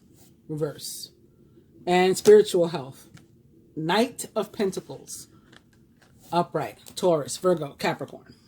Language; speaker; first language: English; native; English